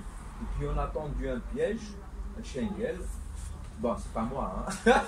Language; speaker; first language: French; non-native, local second language; Kabyle